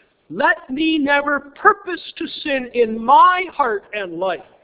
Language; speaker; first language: English; native; English